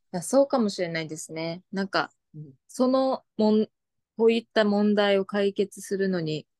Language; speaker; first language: Japanese; native; Japanese